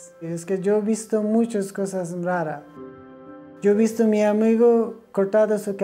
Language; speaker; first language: Spanish; non-native, learner; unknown